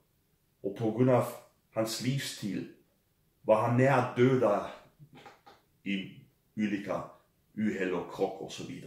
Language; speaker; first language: Swedish; non-native, fluent; German